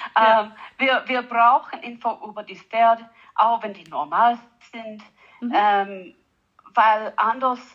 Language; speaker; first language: German; non-native, fluent; English